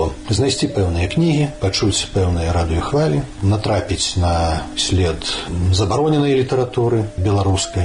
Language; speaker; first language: Belarusian; native; Belarusian